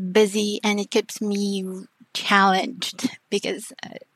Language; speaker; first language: English; non-native, local second language; Filipino